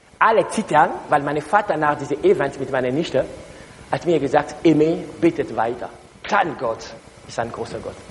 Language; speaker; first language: German; non-native, learner; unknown